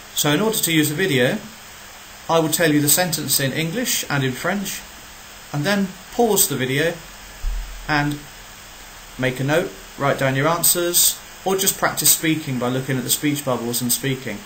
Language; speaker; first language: English; native; English